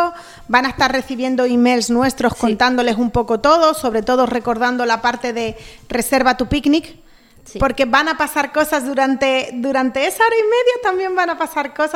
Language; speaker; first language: Spanish; native; Spanish